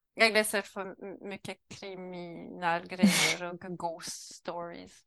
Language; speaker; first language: Swedish; non-native, learner; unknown